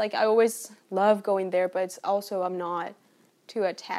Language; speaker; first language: English; non-native, fluent; Spanish